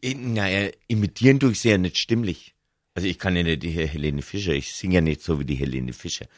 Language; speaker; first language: German; native; German